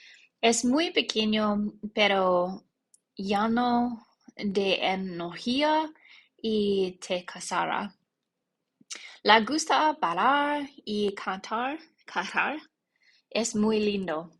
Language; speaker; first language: Spanish; non-native, learner; English